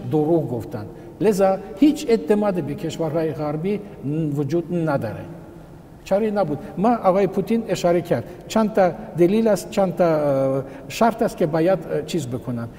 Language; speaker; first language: Persian; non-native, fluent; Russian